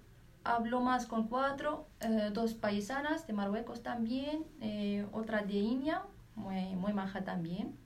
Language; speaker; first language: Spanish; non-native, learner; Arabic